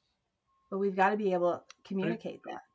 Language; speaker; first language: English; native; English